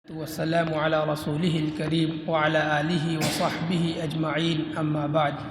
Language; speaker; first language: Arabic; non-native, local second language; Urdu